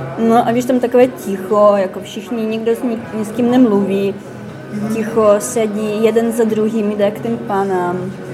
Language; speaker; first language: Czech; non-native, fluent; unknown